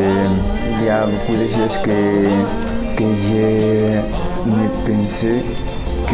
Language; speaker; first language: French; non-native, learner; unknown